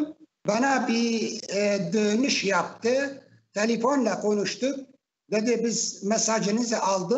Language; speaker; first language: Turkish; non-native, fluent; Arabic